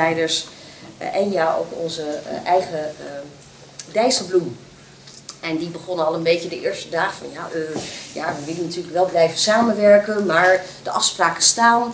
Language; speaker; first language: Dutch; native; Dutch